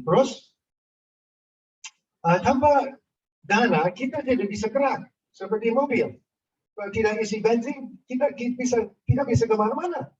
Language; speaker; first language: Indonesian; non-native, fluent; English